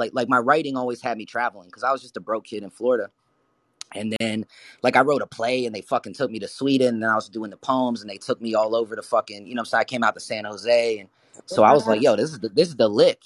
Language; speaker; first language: English; native; English